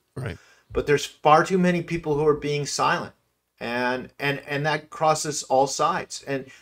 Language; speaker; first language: English; native; English